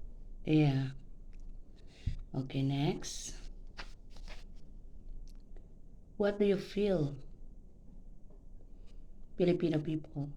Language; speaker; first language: English; non-native, local second language; Filipino